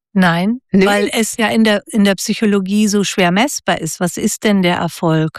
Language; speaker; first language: German; native; German